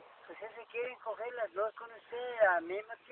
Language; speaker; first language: Spanish; native; Spanish